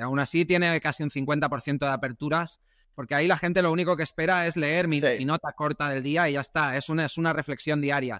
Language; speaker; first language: Spanish; native; Spanish